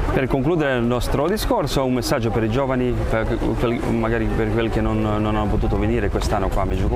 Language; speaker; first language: Italian; non-native, fluent; Croatian